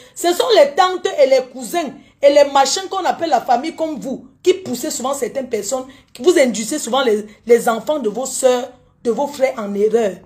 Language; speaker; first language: French; native; French